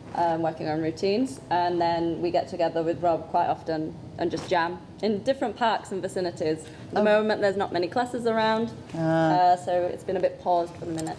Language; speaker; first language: English; native; English